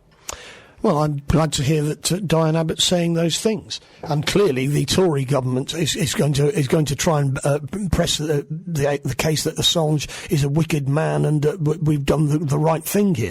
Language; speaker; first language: English; native; English